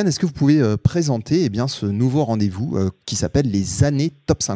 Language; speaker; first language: French; native; French